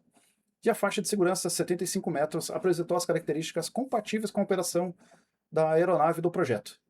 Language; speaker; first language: Portuguese; native; Portuguese